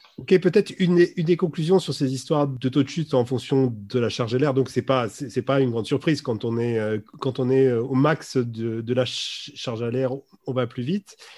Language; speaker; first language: French; native; French